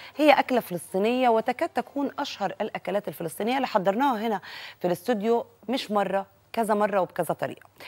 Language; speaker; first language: Arabic; native; Arabic